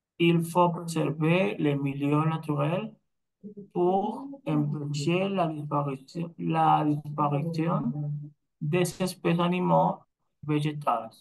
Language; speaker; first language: French; non-native, learner; Spanish